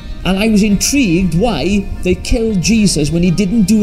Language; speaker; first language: English; native; English